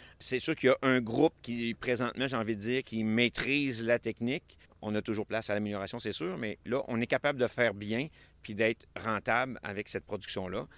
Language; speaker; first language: French; native; French